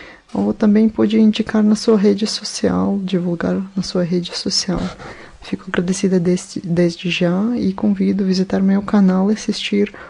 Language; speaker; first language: Portuguese; non-native, fluent; Russian